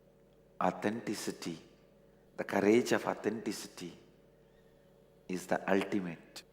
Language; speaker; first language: English; non-native, local second language; Tamil